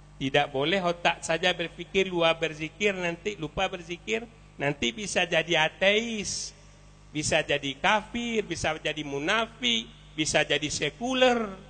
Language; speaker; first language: Indonesian; non-native, local second language; Minangkabau